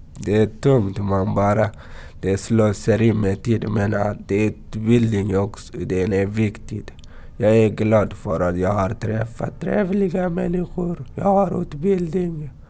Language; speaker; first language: Swedish; non-native, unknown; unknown